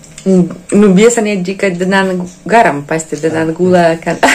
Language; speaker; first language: Indonesian; non-native, learner; Russian